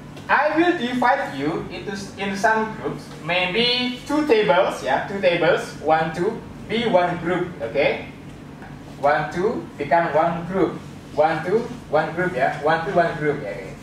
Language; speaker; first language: English; non-native, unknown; Indonesian